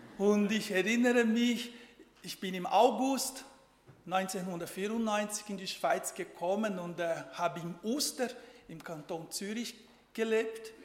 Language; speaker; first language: German; non-native, fluent; Portuguese